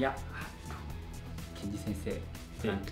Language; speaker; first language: Indonesian; non-native, learner; Japanese